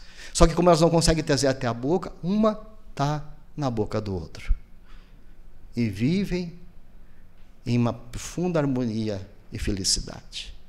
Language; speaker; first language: Portuguese; native; Portuguese